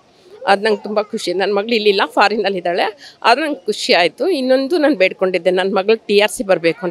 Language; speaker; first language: Kannada; native; Kannada